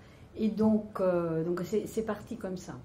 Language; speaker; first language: French; non-native, fluent; Spanish